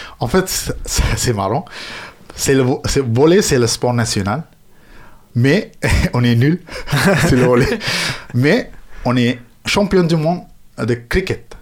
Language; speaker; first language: French; non-native, fluent; Sinhala